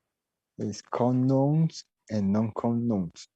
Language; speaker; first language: English; non-native, learner; Spanish